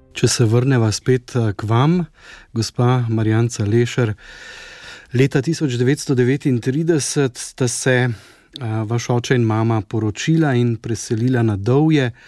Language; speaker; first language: Slovenian; native; Slovenian